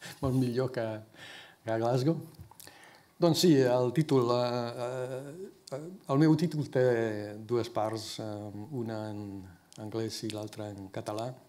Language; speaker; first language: Catalan; non-native, fluent; English